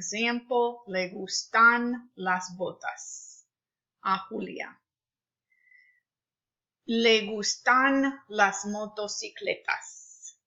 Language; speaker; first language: Spanish; non-native, fluent; English